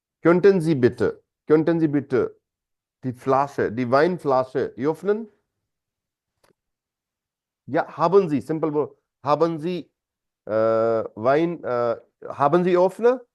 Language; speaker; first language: German; non-native, fluent; Hindi